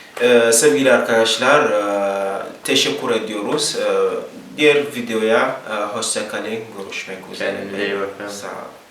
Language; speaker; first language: Turkish; non-native, learner; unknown